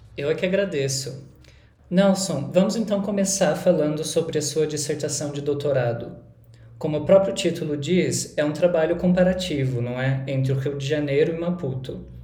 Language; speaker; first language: Portuguese; native; Portuguese